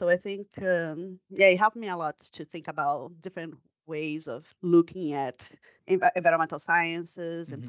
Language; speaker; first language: English; non-native, fluent; Portuguese